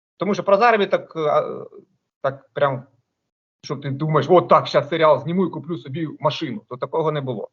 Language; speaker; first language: Ukrainian; non-native, local second language; Russian